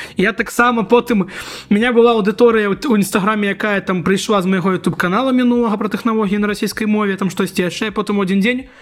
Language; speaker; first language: Belarusian; non-native, local second language; Russian